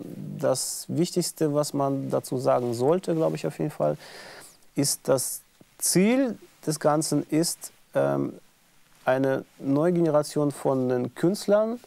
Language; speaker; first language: German; non-native, fluent; Russian